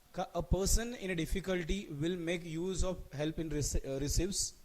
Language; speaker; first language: Hindi; non-native, local second language; Marathi